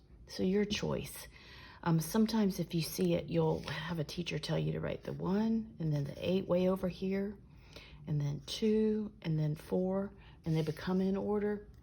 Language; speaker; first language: English; native; English